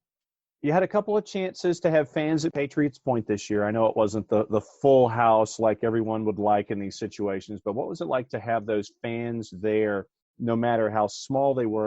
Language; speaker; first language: English; native; English